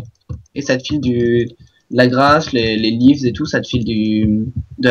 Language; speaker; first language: French; native; French